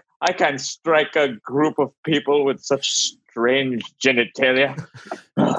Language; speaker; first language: English; non-native, local second language; Hindi